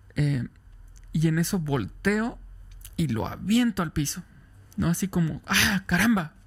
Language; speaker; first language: Spanish; native; Spanish